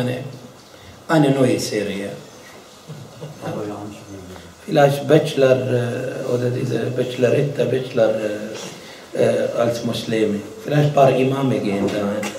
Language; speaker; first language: German; non-native, fluent; Arabic